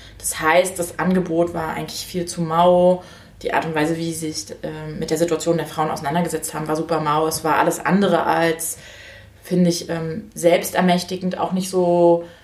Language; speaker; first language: German; native; German